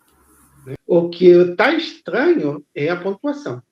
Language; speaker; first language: Portuguese; non-native, fluent; Spanish